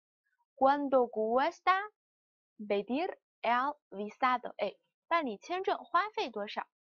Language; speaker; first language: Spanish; non-native, fluent; Chinese